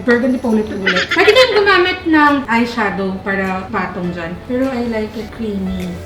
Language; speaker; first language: Filipino; native; Filipino